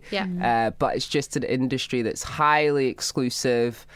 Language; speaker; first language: English; native; English